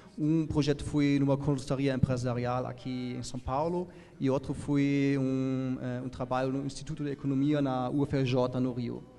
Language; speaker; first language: Portuguese; non-native, fluent; German